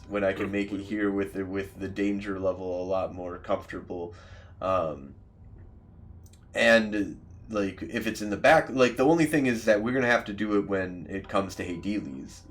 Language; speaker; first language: English; native; English